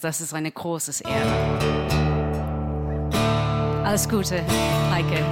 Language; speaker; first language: German; non-native, learner; English